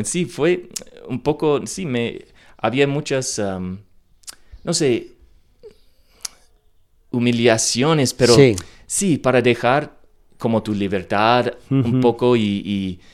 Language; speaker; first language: Spanish; non-native, learner; English